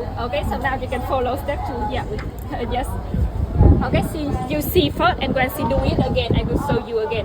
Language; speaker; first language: English; non-native, learner; Vietnamese